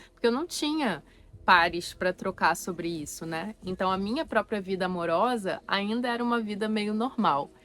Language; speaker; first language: Portuguese; native; Portuguese